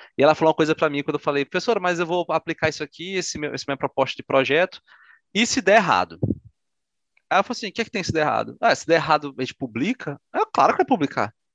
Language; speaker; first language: Portuguese; native; Portuguese